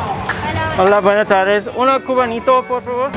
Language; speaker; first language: Spanish; non-native, learner; English